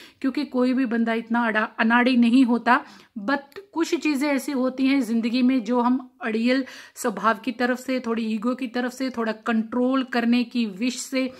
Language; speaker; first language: Hindi; non-native, local second language; Punjabi